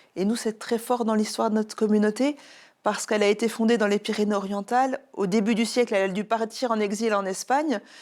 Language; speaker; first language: French; native; French